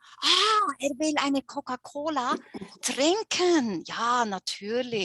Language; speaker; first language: German; non-native, fluent; English